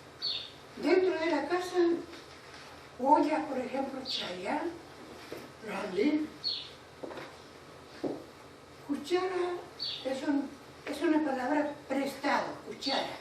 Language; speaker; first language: Spanish; non-native, local second language; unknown